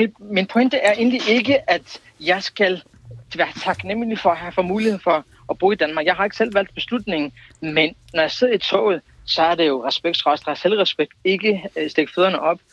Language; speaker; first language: Danish; early bilingual, other home language; Kurdish